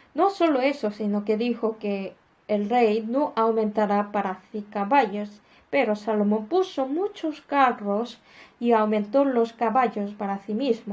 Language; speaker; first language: Spanish; non-native, fluent; Korean